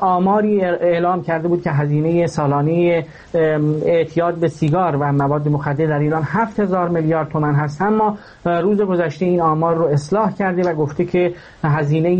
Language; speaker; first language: Persian; native; Persian